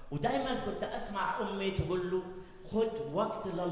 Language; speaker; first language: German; non-native, learner; Arabic